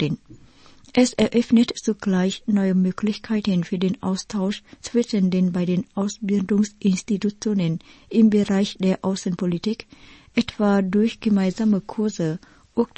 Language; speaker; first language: German; non-native, fluent; Vietnamese